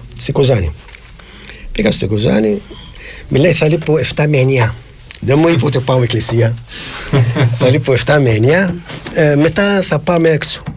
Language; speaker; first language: Greek; non-native, fluent; Arabic